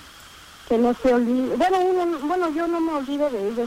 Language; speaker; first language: Spanish; native; Spanish